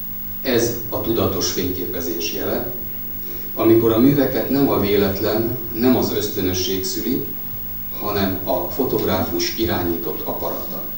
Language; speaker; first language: Hungarian; native; Hungarian